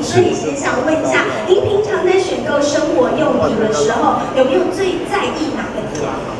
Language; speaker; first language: Chinese; native; Chinese